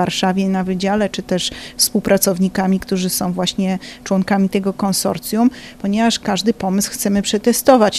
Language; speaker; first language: Polish; native; Polish